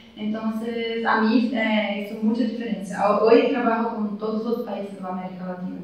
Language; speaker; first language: Spanish; non-native, learner; Portuguese